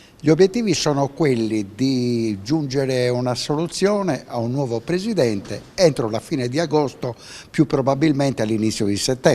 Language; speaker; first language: Italian; native; Italian